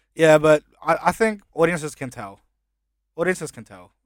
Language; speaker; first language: English; early bilingual, other home language; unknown